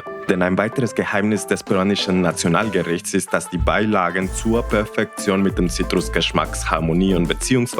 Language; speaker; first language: German; non-native, fluent; Spanish